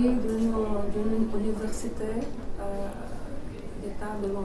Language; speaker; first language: French; non-native, learner; Portuguese